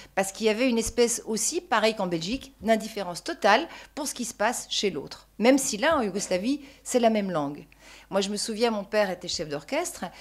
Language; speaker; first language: French; native; French